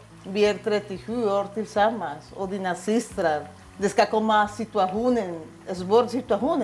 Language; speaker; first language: Swedish; non-native, learner; Spanish